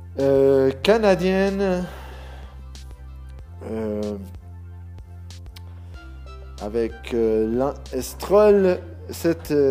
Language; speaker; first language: French; non-native, learner; Spanish